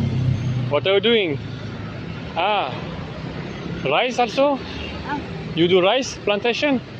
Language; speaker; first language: English; non-native, learner; French